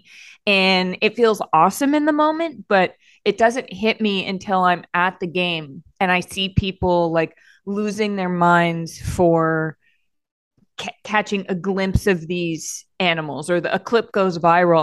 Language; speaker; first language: English; native; English